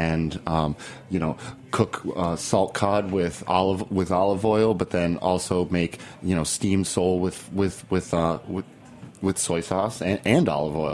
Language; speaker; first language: English; native; English